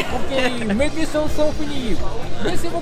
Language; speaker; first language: French; non-native, learner; Japanese